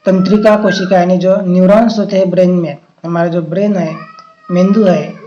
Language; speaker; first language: Hindi; non-native, local second language; Marathi